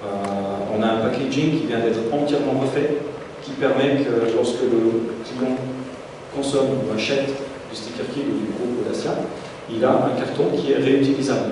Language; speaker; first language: French; native; French